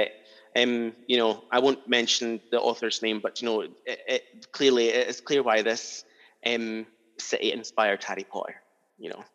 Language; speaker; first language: English; native; English